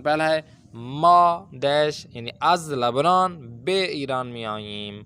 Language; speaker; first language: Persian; non-native, fluent; Urdu